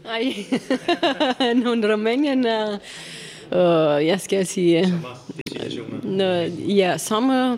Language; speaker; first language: Danish; non-native, learner; Romanian